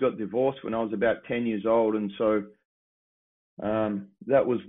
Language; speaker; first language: English; native; English